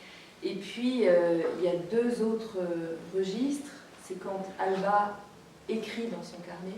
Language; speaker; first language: French; native; French